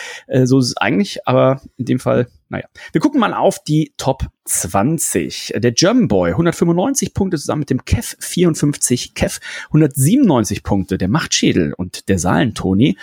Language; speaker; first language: German; native; German